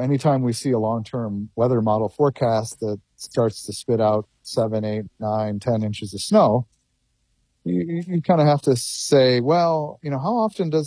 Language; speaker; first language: English; native; English